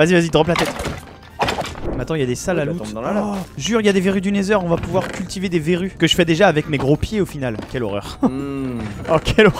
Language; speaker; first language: French; native; French